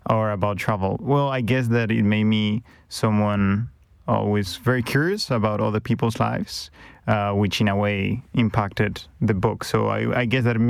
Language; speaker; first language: English; non-native, fluent; Spanish